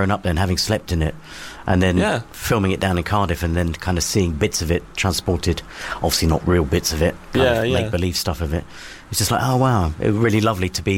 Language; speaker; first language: English; native; English